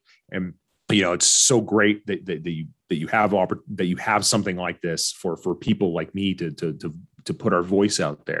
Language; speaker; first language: English; early bilingual, other home language; Arabic